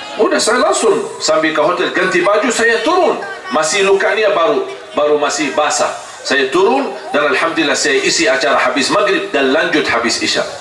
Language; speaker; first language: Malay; non-native, fluent; Arabic